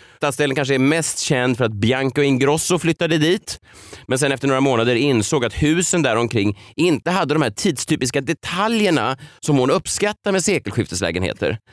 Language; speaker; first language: Swedish; native; Swedish